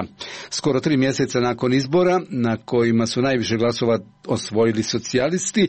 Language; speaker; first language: Croatian; native; Croatian